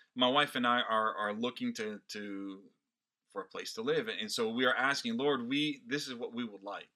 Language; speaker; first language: English; non-native, fluent; Portuguese